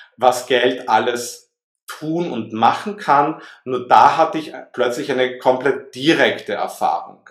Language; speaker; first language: German; native; German